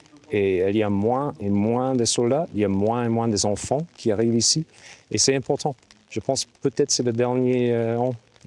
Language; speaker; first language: French; non-native, fluent; English